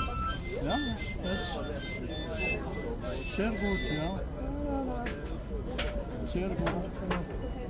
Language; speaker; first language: German; non-native, learner; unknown